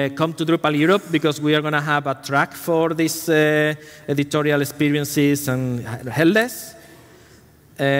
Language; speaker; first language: English; non-native, fluent; Spanish